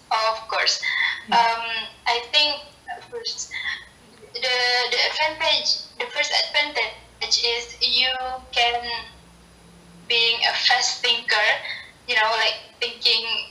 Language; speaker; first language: English; non-native, learner; Indonesian